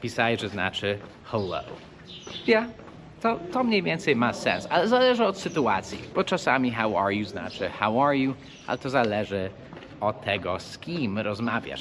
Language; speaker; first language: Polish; non-native, fluent; English